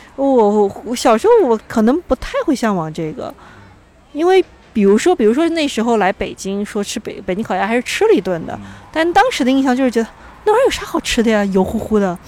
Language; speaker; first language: Chinese; native; Chinese